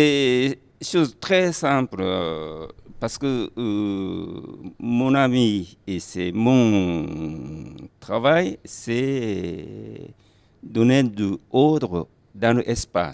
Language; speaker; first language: French; non-native, learner; Japanese